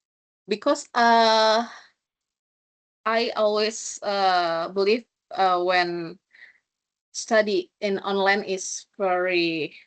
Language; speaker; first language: English; non-native, learner; Indonesian